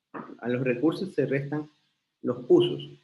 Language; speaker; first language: Spanish; native; Spanish